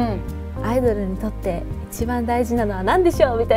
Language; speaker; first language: Japanese; native; Japanese